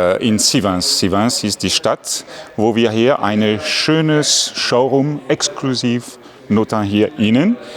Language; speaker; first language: German; non-native, fluent; French